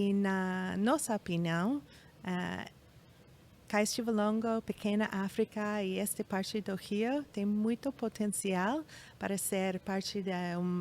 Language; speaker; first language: Portuguese; non-native, fluent; English